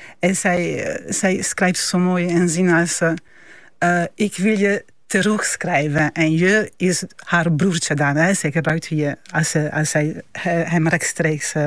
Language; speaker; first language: Dutch; non-native, fluent; Italian